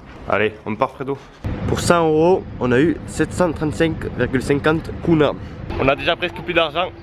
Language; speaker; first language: French; native; French